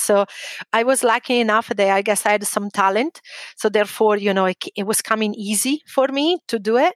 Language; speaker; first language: English; non-native, fluent; Italian